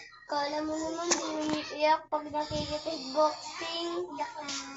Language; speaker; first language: Filipino; native; Filipino